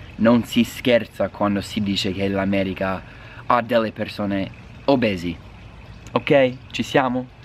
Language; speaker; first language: Italian; non-native, fluent; English